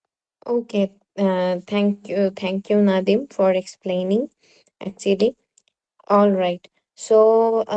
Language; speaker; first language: English; non-native, local second language; Bangla